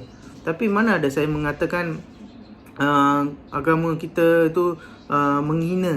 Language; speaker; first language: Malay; non-native, local second language; Tamil